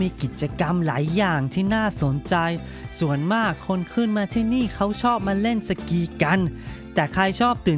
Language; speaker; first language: Thai; early bilingual, heritage; Thai